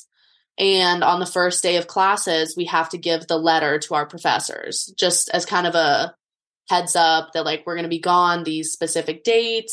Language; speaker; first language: English; native; English